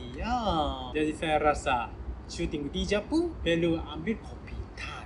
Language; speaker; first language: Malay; non-native, learner; Japanese